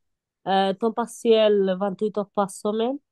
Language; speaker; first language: French; non-native, learner; Bangla